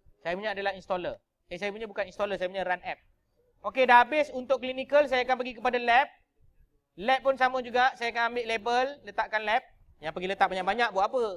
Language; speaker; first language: Malay; native; Malay